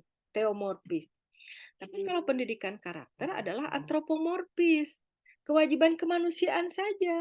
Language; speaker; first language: Indonesian; native; Indonesian